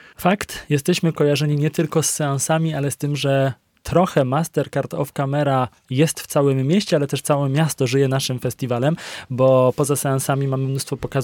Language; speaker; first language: Polish; native; Polish